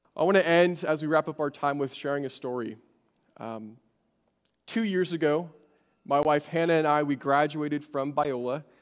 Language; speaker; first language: English; native; English